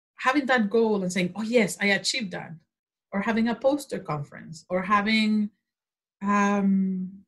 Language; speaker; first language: English; non-native, fluent; Spanish